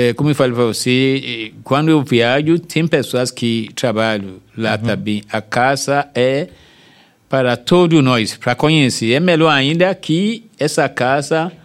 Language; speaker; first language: Portuguese; non-native, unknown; Yoruba